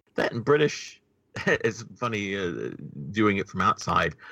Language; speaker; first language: English; native; English